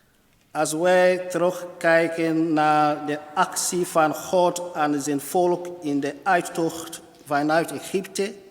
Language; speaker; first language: Dutch; non-native, fluent; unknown